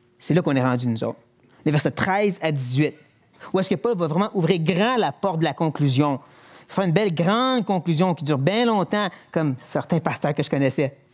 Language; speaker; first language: French; native; French